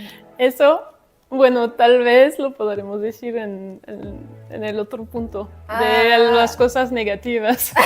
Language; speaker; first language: Spanish; non-native, fluent; French